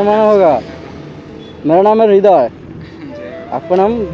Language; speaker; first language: Hindi; non-native, local second language; Bangla